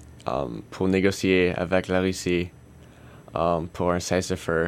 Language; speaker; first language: French; non-native, learner; English